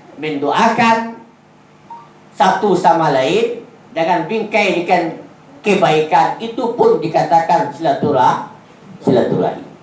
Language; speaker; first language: Malay; non-native, local second language; Minangkabau